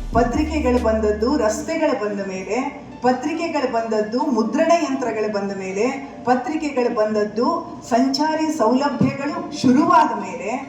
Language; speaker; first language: Kannada; native; Kannada